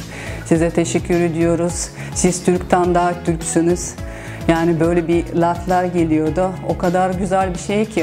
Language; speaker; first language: Turkish; non-native, fluent; Russian